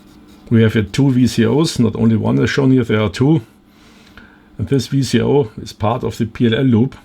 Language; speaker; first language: English; non-native, fluent; German